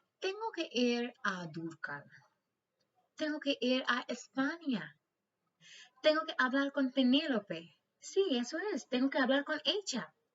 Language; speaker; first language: Spanish; non-native, learner; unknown